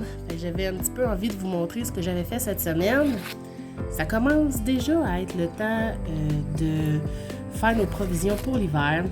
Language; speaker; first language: French; native; French